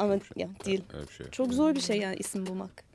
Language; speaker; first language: Turkish; non-native, fluent; English